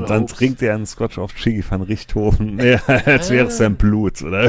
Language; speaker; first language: German; native; German